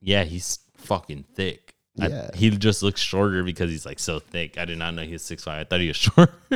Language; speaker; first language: English; early bilingual, other home language; Spanish